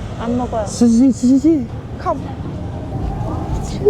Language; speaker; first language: Korean; non-native, learner; Vietnamese